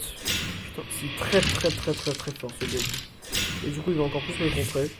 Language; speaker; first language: French; native; French